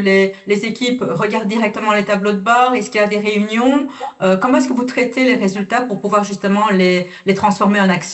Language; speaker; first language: French; native; French